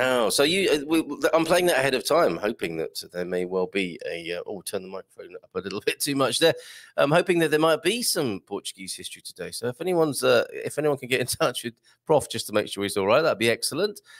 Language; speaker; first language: English; native; English